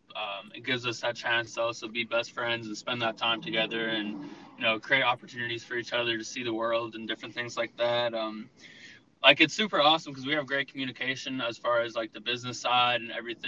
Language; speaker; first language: English; native; English